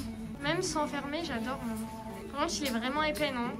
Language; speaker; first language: French; native; French